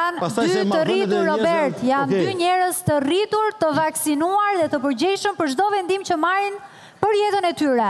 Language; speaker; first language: Albanian; native; Albanian